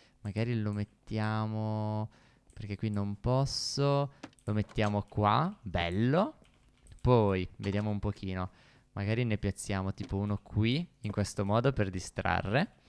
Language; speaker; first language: Italian; native; Italian